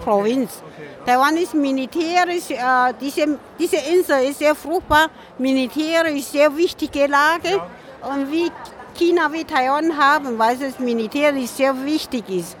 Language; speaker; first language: German; non-native, learner; Min Nan Chinese